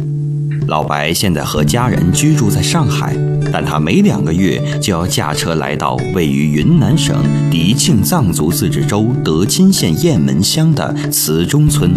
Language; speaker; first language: Chinese; native; Chinese